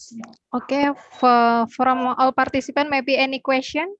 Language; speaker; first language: English; non-native, learner; Indonesian